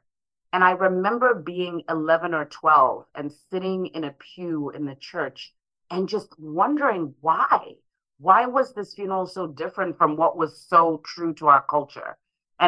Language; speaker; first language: English; non-native, local second language; Shona